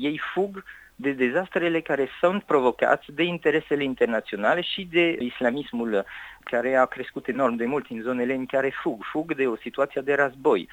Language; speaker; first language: Romanian; non-native, fluent; French